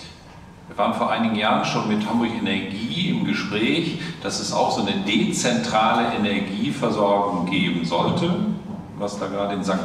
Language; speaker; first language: German; native; German